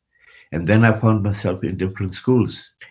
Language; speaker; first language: English; non-native, local second language; Afrikaans